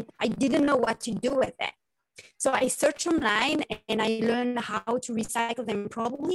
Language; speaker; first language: English; non-native, fluent; French